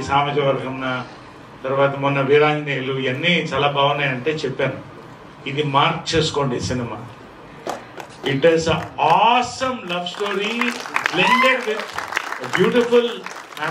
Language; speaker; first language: Telugu; native; Telugu